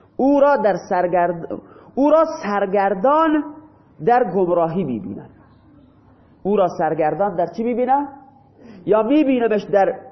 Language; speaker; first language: Persian; non-native, local second language; Baluchi